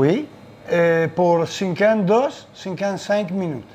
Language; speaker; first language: French; non-native, learner; Italian